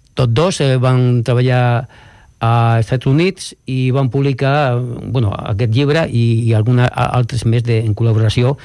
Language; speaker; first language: Catalan; non-native, local second language; Spanish